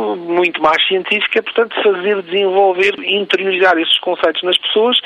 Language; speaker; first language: Portuguese; native; Portuguese